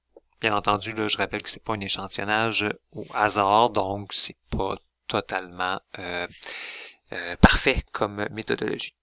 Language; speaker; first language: French; native; French